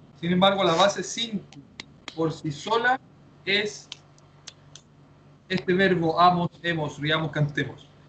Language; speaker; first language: Spanish; native; Spanish